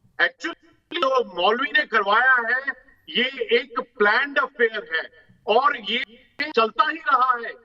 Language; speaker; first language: Hindi; native; Hindi